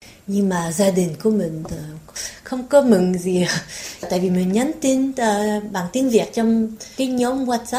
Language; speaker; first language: Vietnamese; early bilingual, heritage; Vietnamese